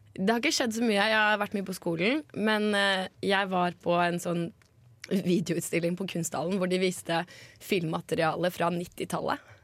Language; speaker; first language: Norwegian; native; Norwegian